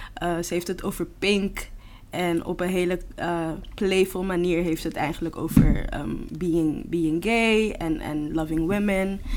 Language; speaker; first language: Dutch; non-native, local second language; Papiamento